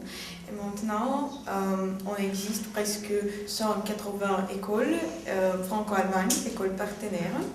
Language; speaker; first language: French; non-native, fluent; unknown